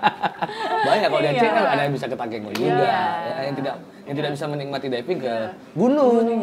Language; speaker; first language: Indonesian; native; Indonesian